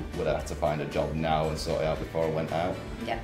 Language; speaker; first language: English; native; English